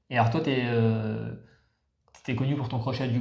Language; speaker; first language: French; native; French